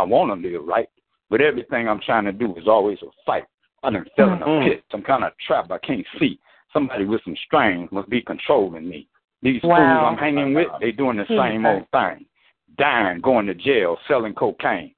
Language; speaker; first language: English; native; English